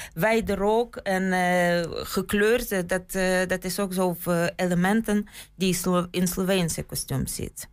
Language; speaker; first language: Dutch; non-native, fluent; Ukrainian